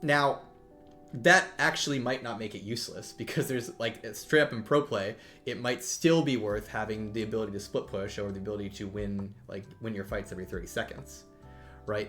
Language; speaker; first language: English; native; English